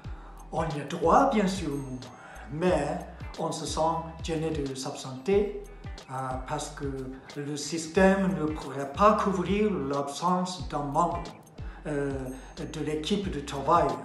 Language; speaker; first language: French; non-native, learner; Japanese